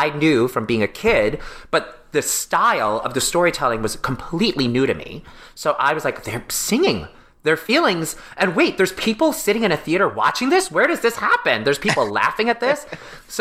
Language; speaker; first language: English; native; English